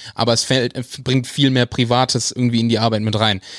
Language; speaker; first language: German; native; German